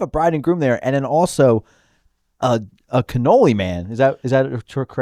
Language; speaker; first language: English; native; English